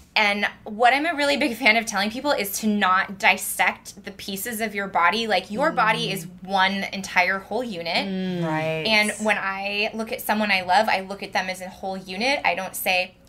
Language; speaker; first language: English; native; English